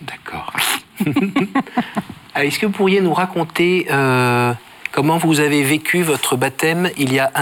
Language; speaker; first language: French; native; French